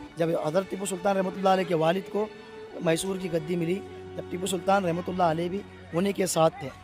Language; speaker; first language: Urdu; native; Urdu